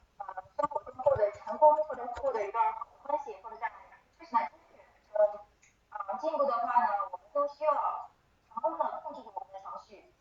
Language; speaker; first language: Chinese; native; Chinese